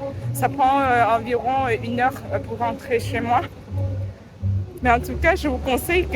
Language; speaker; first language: French; non-native, learner; Vietnamese